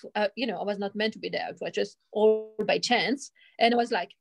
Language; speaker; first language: English; early bilingual, other home language; Arabic